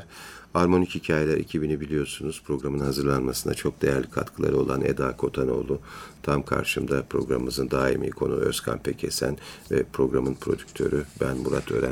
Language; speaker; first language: Turkish; native; Turkish